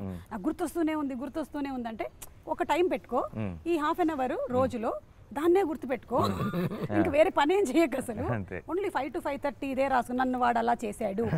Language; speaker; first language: Telugu; native; Telugu